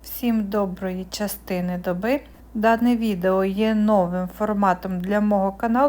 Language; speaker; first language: Ukrainian; native; Ukrainian